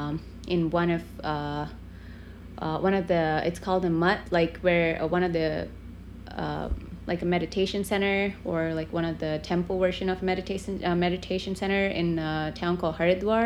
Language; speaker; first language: English; non-native, local second language; Tamil